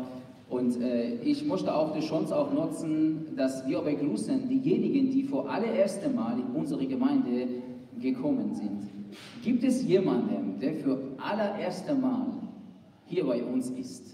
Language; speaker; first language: German; non-native, fluent; Persian